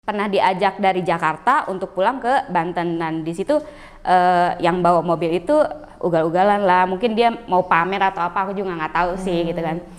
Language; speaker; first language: Indonesian; native; Indonesian